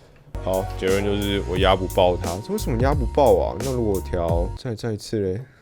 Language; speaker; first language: Chinese; native; Chinese